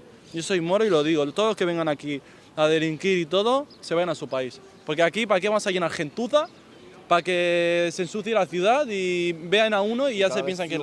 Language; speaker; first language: Spanish; early bilingual, other home language; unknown